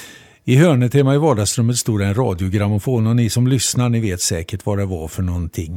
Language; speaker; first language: Swedish; native; Swedish